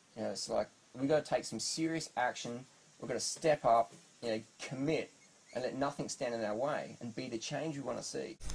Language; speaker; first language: English; native; English